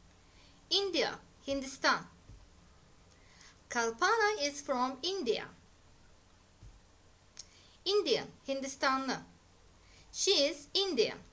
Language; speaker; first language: English; non-native, fluent; Turkish